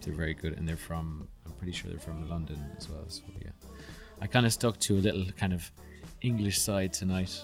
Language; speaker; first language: English; native; English